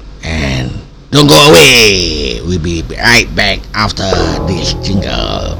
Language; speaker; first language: English; non-native, local second language; Malay